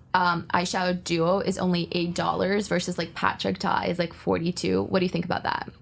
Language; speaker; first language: English; native; English